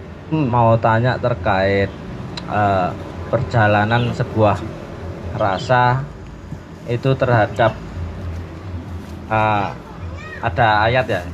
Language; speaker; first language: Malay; non-native, local second language; Javanese